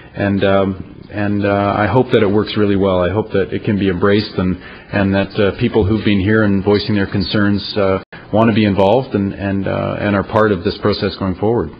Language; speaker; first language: English; native; English